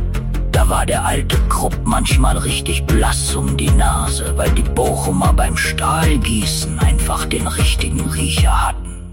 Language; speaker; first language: German; native; German